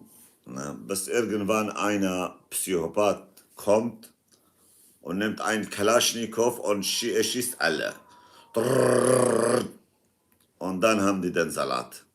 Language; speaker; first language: German; non-native, fluent; Kurdish